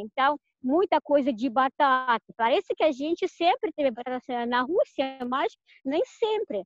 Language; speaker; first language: Portuguese; non-native, fluent; Russian